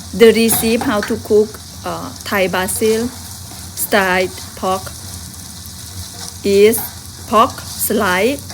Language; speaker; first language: English; non-native, learner; Thai